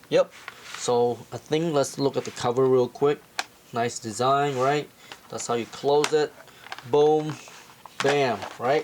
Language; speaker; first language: English; non-native, fluent; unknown